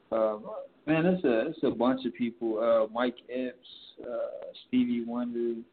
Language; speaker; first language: English; native; English